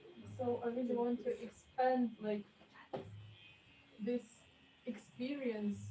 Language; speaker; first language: English; non-native, fluent; Ukrainian